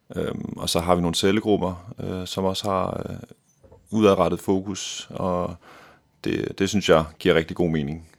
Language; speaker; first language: Danish; native; Danish